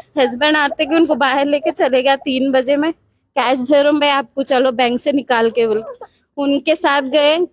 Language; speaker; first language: Hindi; non-native, local second language; Urdu